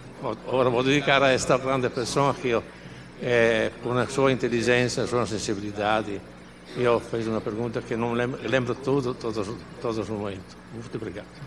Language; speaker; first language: Portuguese; non-native, learner; Italian